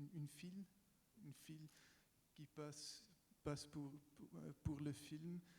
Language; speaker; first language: French; non-native, local second language; German